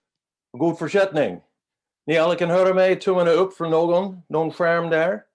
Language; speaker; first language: Swedish; non-native, fluent; English